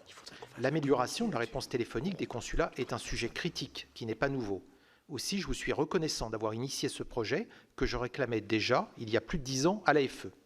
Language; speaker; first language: French; native; French